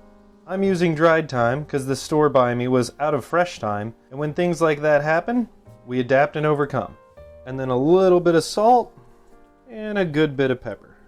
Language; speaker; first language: English; native; English